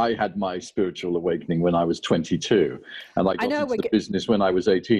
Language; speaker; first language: English; native; English